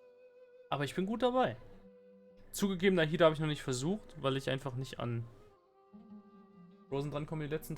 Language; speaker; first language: German; native; German